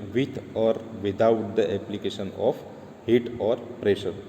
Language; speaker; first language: English; non-native, local second language; Gujarati